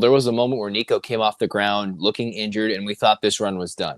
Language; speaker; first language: English; native; English